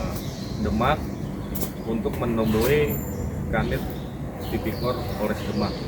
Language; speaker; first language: Indonesian; native; Indonesian